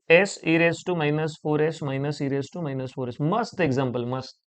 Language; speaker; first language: Hindi; non-native, local second language; Marathi